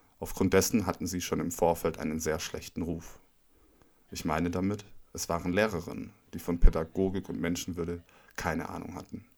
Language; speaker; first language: German; native; German